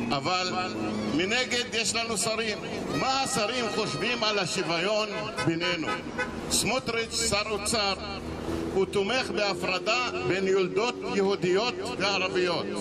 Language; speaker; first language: Hebrew; non-native, local second language; Arabic